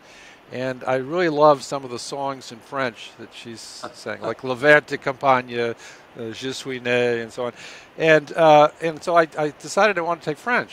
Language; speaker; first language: English; native; English